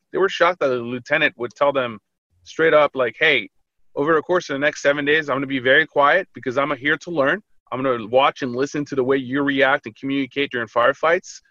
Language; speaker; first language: English; early bilingual, other home language; French